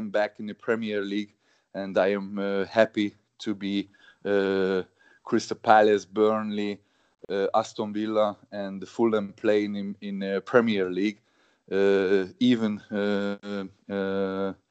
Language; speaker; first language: English; non-native, learner; Hungarian